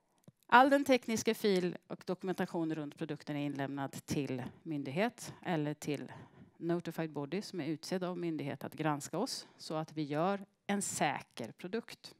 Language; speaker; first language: Swedish; native; Swedish